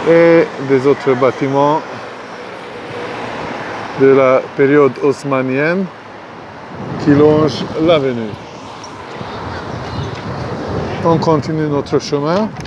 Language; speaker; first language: French; non-native, fluent; Hungarian